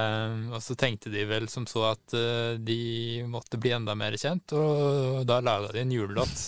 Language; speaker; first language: Norwegian; native; Norwegian